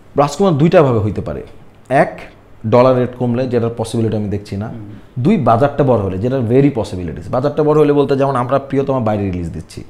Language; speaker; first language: Bangla; native; Bangla